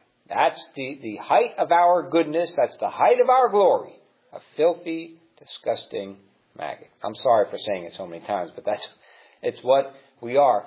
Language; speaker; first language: English; native; English